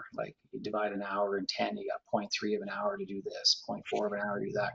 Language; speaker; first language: English; native; English